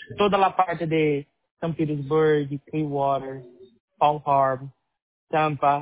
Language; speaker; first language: Spanish; non-native, learner; Portuguese